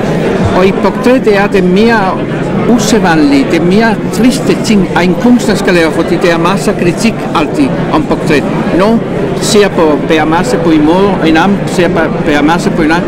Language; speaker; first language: Danish; non-native, fluent; Spanish